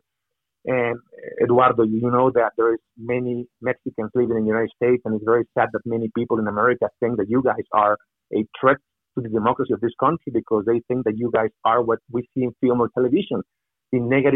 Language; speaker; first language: English; non-native, fluent; Spanish